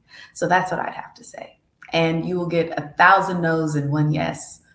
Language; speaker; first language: English; native; English